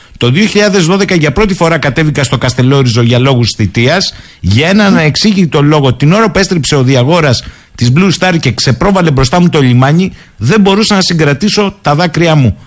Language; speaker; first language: Greek; native; Greek